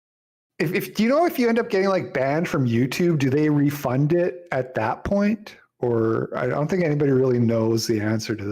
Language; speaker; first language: English; native; English